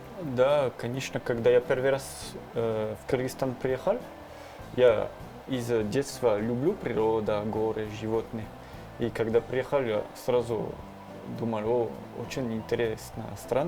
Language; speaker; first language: Russian; non-native, learner; French